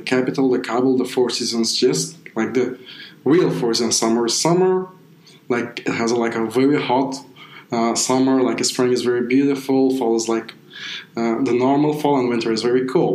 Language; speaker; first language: English; non-native, fluent; Persian